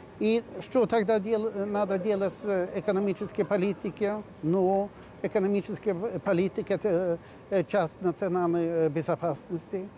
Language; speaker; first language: Russian; non-native, fluent; Swedish